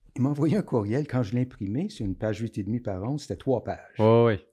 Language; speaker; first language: French; native; French